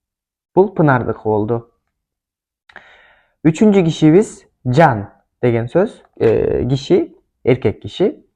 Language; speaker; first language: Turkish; non-native, fluent; Kyrgyz